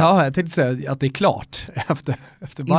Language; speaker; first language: Swedish; native; Swedish